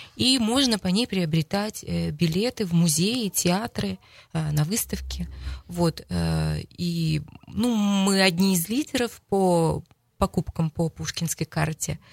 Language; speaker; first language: Russian; native; Russian